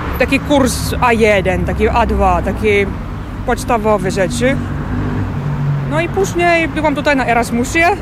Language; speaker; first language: Polish; non-native, fluent; Finnish